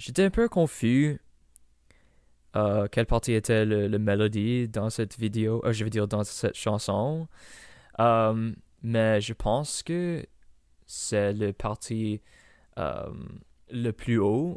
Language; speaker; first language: French; non-native, local second language; English